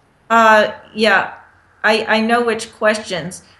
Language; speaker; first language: English; native; English